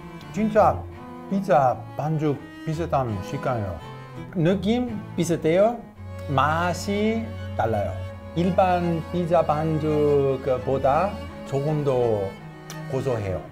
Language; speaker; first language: Korean; non-native, learner; Italian